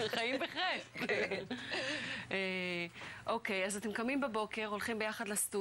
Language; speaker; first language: Hebrew; native; Hebrew